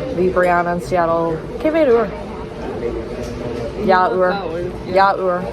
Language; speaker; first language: Irish; non-native, learner; English